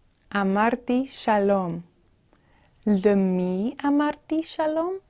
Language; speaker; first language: Hebrew; non-native, fluent; English